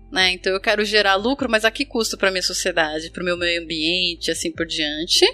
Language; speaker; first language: Portuguese; native; Portuguese